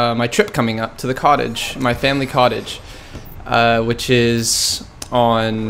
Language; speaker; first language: English; native; English